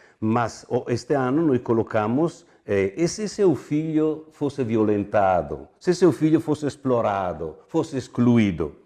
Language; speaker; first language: Portuguese; non-native, fluent; Italian